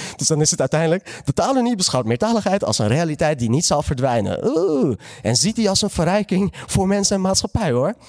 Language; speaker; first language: Dutch; early bilingual, other home language; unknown